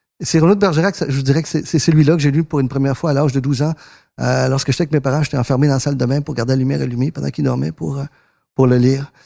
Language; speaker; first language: French; early bilingual, other home language; Spanish